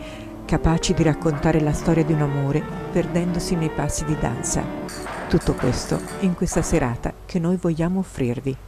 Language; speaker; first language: Italian; native; Italian